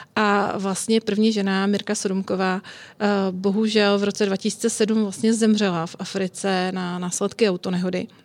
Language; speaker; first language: Czech; native; Czech